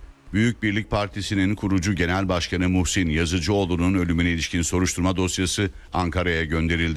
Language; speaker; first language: Turkish; native; Turkish